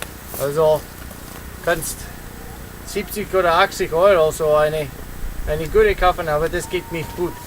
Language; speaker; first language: German; non-native, learner; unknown